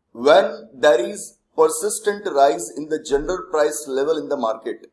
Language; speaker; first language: English; non-native, local second language; Gujarati